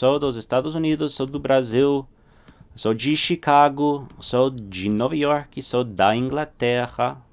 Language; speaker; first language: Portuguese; non-native, fluent; English